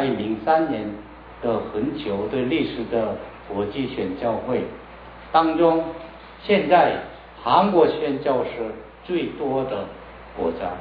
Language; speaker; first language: Chinese; non-native, learner; Korean